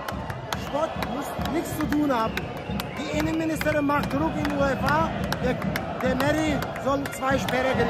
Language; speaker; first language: German; non-native, fluent; Turkish